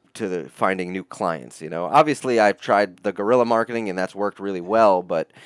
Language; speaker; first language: English; native; English